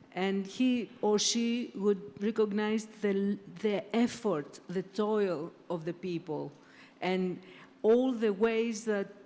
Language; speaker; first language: English; non-native, fluent; Greek